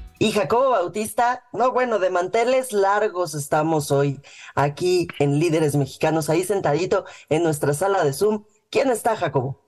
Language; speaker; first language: Spanish; native; Spanish